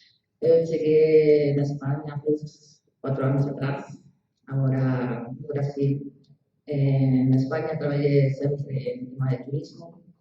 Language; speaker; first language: Portuguese; non-native, learner; Spanish